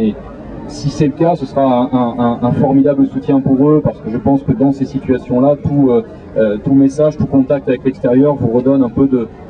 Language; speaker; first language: French; native; French